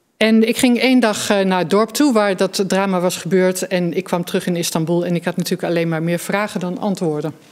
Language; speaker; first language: Dutch; native; Dutch